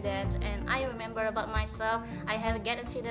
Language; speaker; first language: English; non-native, fluent; Indonesian